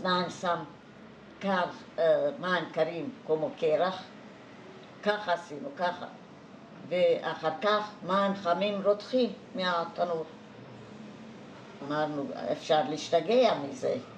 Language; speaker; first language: Hebrew; non-native, fluent; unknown